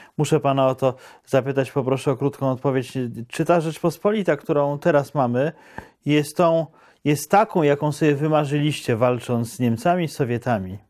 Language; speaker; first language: Polish; native; Polish